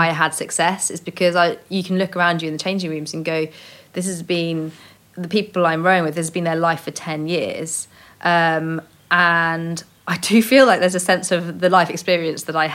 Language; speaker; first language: English; native; English